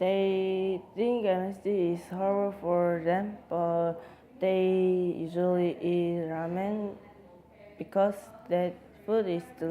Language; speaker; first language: English; non-native, learner; Korean